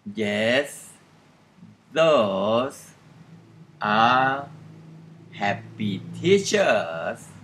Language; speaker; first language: English; non-native, learner; Thai